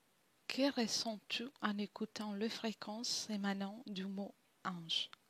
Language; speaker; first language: French; non-native, fluent; Italian